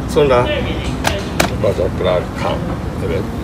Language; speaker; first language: Turkish; non-native, learner; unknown